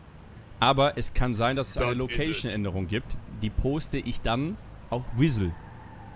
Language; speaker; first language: German; native; German